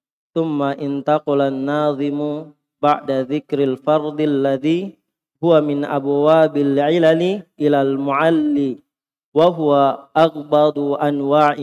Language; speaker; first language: Arabic; non-native, fluent; Indonesian